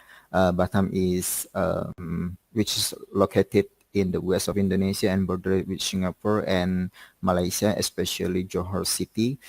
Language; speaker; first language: English; non-native, learner; Indonesian